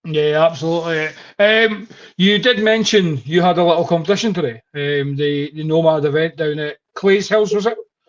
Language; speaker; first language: English; native; English